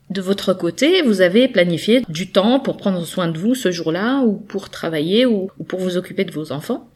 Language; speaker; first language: French; native; French